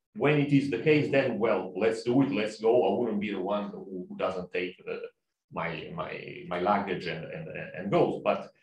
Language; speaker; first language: English; non-native, fluent; Italian